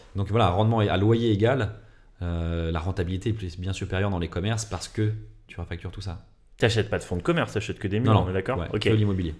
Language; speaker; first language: French; native; French